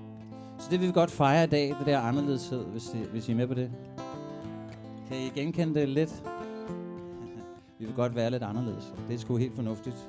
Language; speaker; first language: Danish; native; Danish